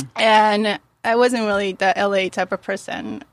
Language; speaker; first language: English; non-native, fluent; Japanese